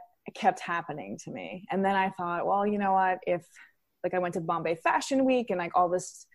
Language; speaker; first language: English; native; English